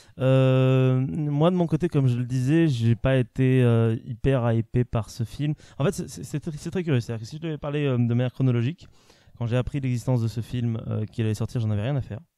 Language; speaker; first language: French; native; French